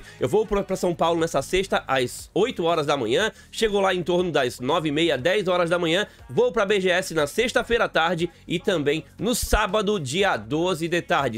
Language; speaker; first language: Portuguese; native; Portuguese